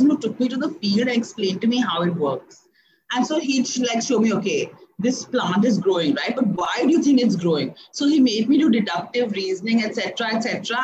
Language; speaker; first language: English; non-native, local second language; Hindi